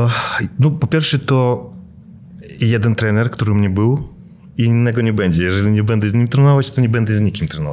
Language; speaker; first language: Polish; non-native, fluent; Russian